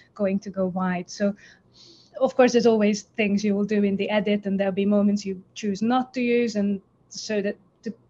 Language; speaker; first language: English; non-native, fluent; Hungarian